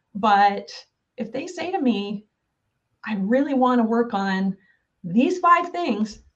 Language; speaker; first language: English; native; English